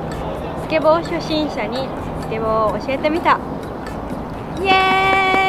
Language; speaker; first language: Japanese; native; Japanese